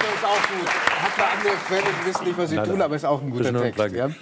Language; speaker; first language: German; non-native, fluent; Afrikaans